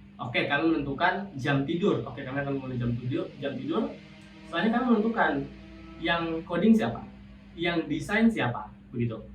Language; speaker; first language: Indonesian; native; Indonesian